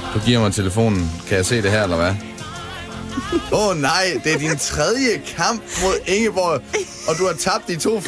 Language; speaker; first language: Danish; native; Danish